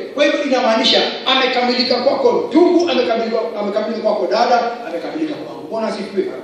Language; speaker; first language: Swahili; non-native, local second language; Kikuyu